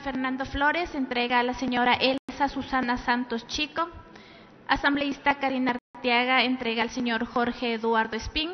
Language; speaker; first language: Spanish; native; Spanish